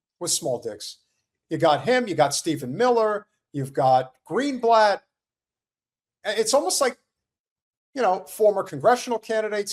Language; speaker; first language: English; native; English